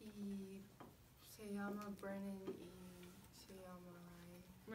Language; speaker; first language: Spanish; non-native, learner; English